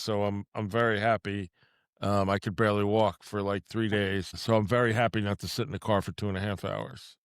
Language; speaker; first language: English; native; English